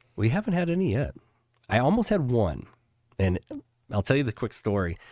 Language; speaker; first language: English; native; English